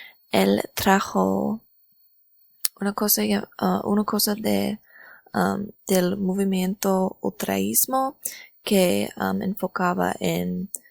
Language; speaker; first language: Spanish; non-native, learner; English